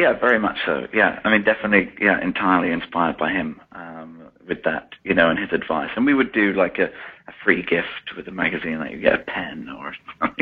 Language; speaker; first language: English; native; English